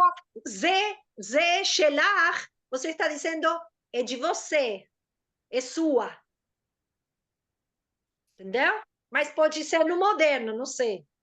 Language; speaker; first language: Portuguese; non-native, fluent; Spanish